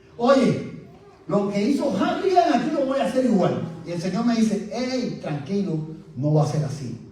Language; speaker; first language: Spanish; native; Spanish